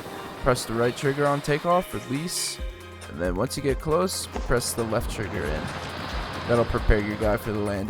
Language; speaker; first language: English; native; English